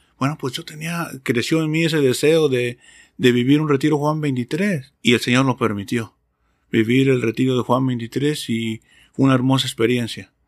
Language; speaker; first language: Spanish; native; Spanish